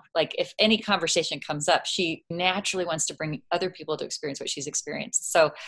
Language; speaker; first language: English; native; English